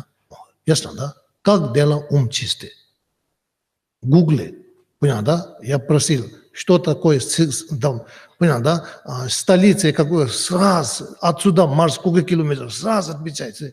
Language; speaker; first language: Russian; non-native, learner; Tibetan